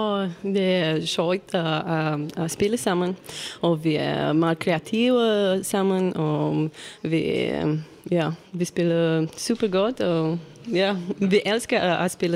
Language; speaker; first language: Danish; non-native, learner; Romanian